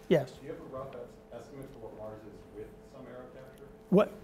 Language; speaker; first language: English; native; English